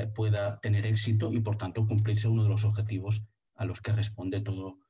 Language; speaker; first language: Spanish; non-native, local second language; Catalan